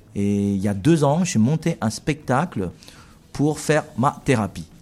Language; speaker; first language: French; non-native, fluent; Chinese